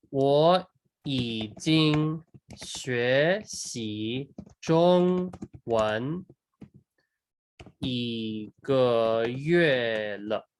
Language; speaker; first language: Chinese; non-native, fluent; English